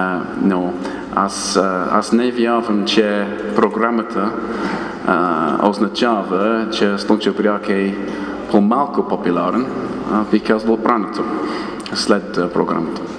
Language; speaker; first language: Bulgarian; non-native, fluent; English